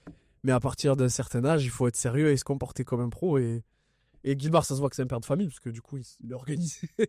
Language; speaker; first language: French; native; French